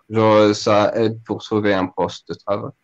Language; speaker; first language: French; non-native, local second language; Arabic